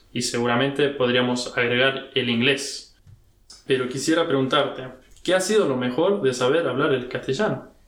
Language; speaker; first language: Spanish; early bilingual, heritage; Spanish